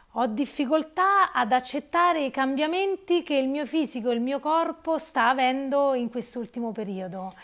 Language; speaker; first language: Italian; native; Italian